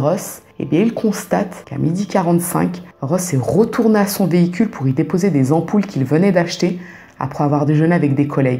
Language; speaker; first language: French; native; French